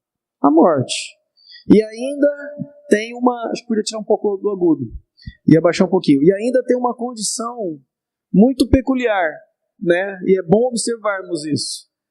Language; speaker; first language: Portuguese; native; Portuguese